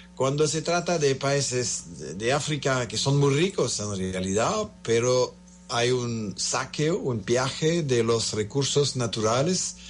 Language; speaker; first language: Spanish; non-native, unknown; French